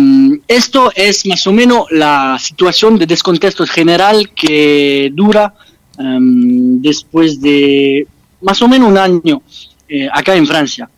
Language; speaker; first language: Spanish; non-native, fluent; French